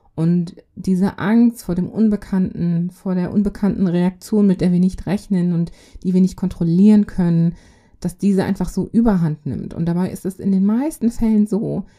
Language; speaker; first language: German; native; German